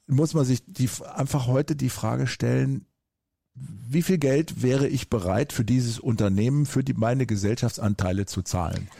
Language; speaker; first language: German; native; German